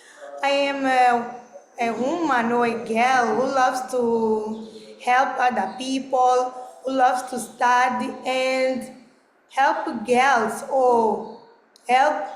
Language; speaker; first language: English; non-native, learner; Portuguese